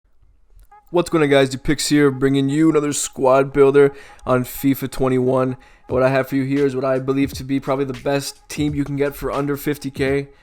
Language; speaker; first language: English; native; English